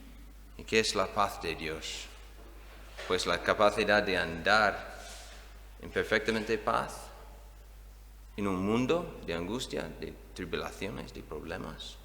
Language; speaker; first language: Spanish; non-native, fluent; English